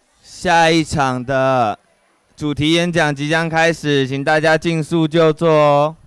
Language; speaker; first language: Chinese; native; Chinese